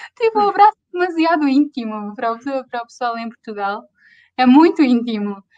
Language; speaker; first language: Portuguese; native; Portuguese